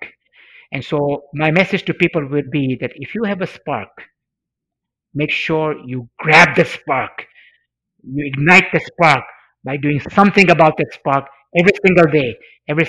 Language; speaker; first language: English; non-native, local second language; Swahili